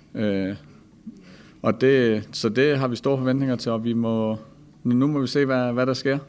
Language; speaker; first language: Danish; native; Danish